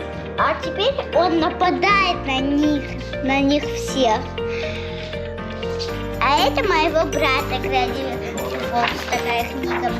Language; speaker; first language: Russian; native; Russian